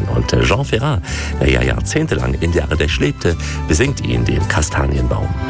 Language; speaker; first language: German; native; German